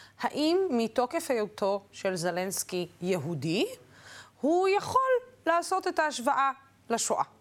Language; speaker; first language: Hebrew; non-native, local second language; Arabic